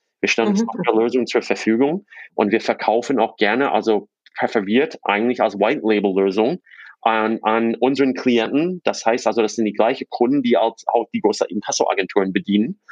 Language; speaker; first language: German; non-native, fluent; English